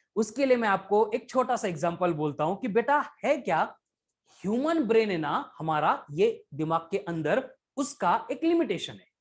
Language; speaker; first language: Hindi; non-native, local second language; Marathi